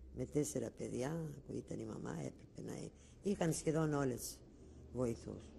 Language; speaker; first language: Greek; non-native, local second language; Ladino